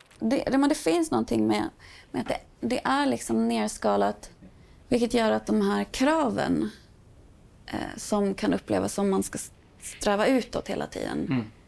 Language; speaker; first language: Swedish; native; Swedish